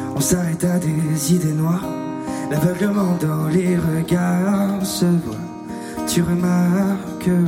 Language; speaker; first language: French; native; French